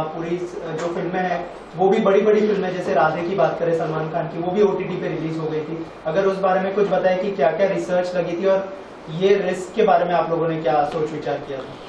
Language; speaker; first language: Hindi; native; Hindi